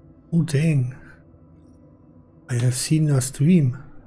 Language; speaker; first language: English; non-native, learner; German